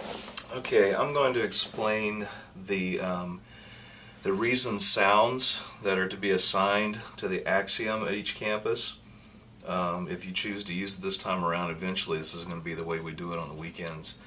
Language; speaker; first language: English; native; English